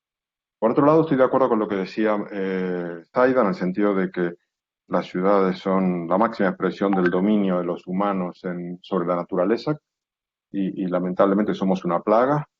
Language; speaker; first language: Spanish; native; Spanish